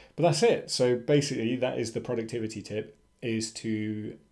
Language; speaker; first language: English; native; English